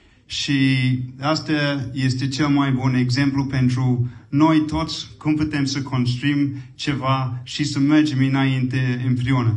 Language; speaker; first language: Romanian; non-native, fluent; English